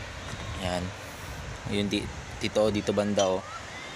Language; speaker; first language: Filipino; native; Filipino